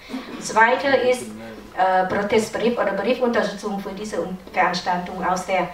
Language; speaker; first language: German; non-native, learner; Lao